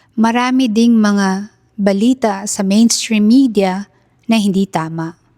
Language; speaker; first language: Filipino; native; Filipino